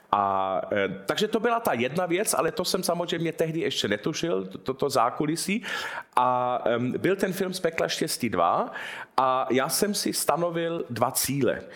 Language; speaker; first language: Czech; early bilingual, heritage; Czech